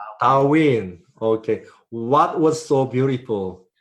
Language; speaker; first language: English; non-native, learner; Korean